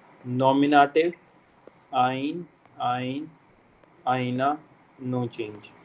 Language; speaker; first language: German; non-native, fluent; Hindi